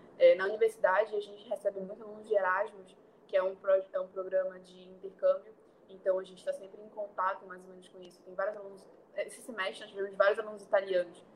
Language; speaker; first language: Portuguese; native; Portuguese